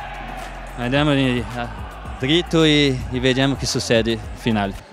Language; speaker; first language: Italian; non-native, fluent; Portuguese